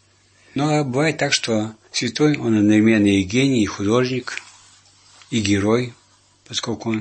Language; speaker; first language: Russian; native; Russian